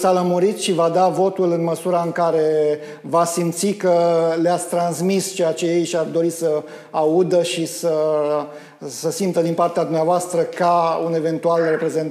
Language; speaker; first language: Romanian; native; Romanian